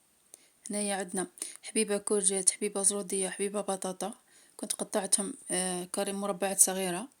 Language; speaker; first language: Arabic; native; Arabic